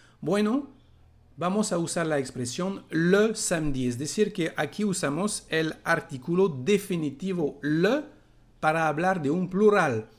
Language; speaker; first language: Spanish; non-native, fluent; French